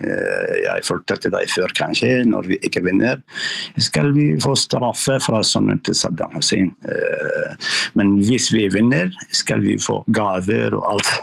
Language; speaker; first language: Norwegian; non-native, learner; Arabic